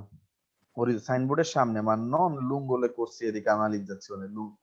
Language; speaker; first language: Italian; non-native, fluent; Bangla